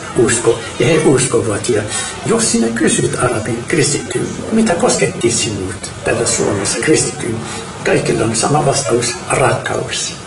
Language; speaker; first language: Finnish; non-native, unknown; Arabic